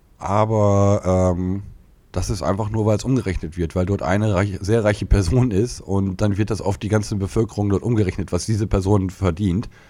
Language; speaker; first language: German; native; German